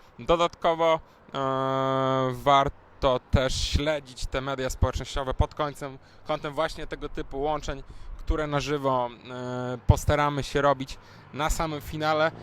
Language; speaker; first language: Polish; native; Polish